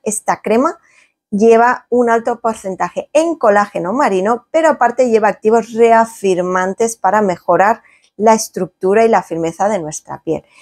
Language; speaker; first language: Spanish; native; Spanish